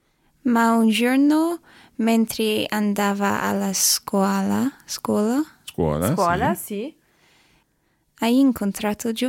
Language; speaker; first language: Italian; non-native, learner; English